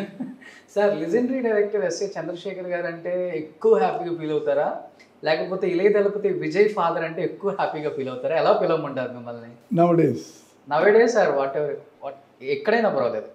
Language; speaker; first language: Telugu; native; Telugu